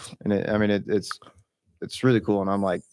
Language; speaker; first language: English; native; English